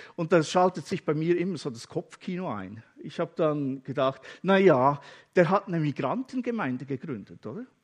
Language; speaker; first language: German; native; German